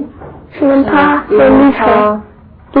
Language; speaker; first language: French; non-native, learner; English